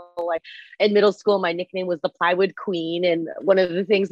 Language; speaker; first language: English; non-native, fluent; Chinese